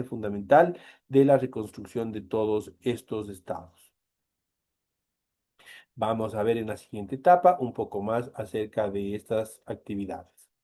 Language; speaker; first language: Spanish; native; Spanish